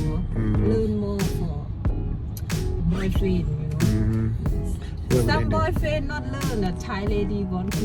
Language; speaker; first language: English; non-native, learner; Thai